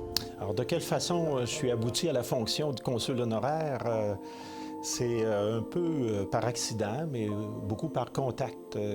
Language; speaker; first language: French; native; French